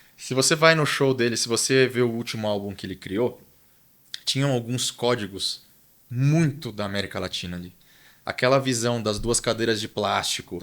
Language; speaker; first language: Portuguese; native; Portuguese